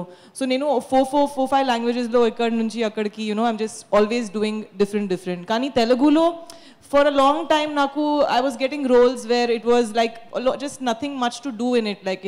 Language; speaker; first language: Telugu; non-native, fluent; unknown